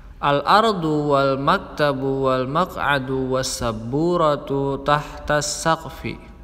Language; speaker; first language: Arabic; non-native, fluent; Indonesian